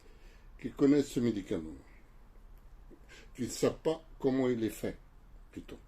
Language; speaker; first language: French; non-native, local second language; Arabic